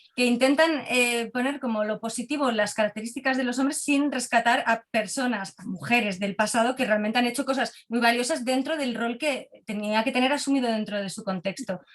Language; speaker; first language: Spanish; native; Spanish